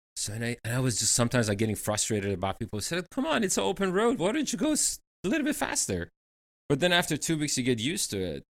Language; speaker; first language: English; non-native, fluent; Persian